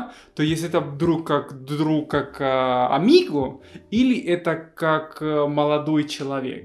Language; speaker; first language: Russian; non-native, fluent; Spanish